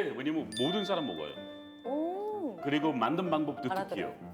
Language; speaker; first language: Korean; non-native, fluent; English